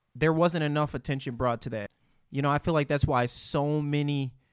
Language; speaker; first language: English; native; English